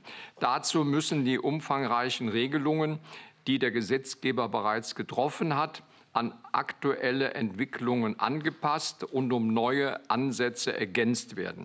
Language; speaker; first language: German; native; German